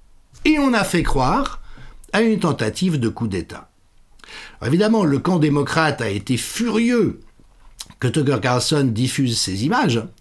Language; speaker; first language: French; native; French